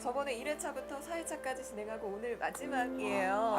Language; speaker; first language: Korean; native; Korean